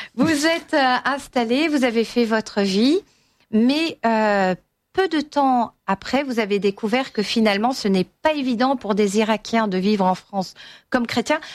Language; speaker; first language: French; native; French